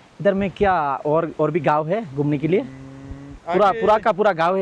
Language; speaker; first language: Hindi; non-native, learner; Bangla